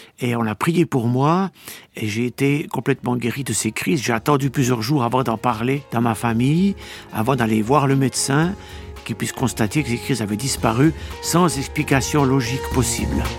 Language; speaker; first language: French; native; French